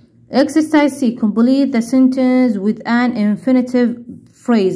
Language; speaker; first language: English; non-native, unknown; Arabic